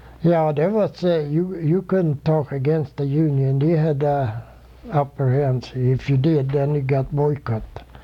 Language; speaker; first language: English; non-native, fluent; Swedish